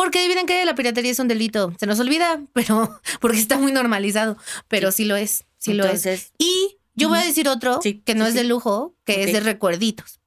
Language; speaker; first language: Spanish; native; Spanish